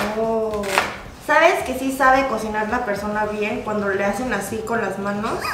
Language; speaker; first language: Spanish; early bilingual, other home language; Korean